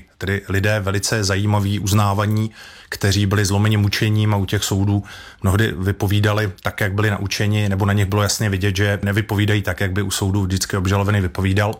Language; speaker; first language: Czech; native; Czech